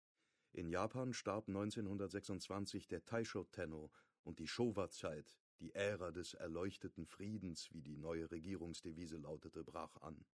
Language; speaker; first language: German; native; German